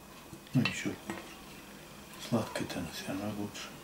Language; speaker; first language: Russian; native; Russian